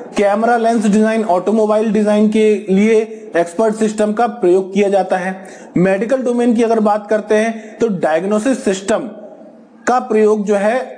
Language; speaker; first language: Hindi; non-native, local second language; Punjabi